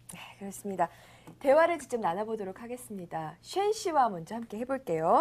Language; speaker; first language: Korean; native; Korean